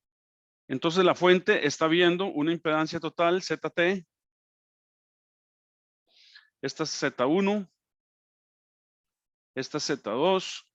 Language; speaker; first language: Spanish; native; Spanish